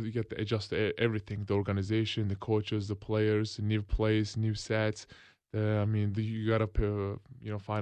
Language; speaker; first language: English; non-native, fluent; Turkish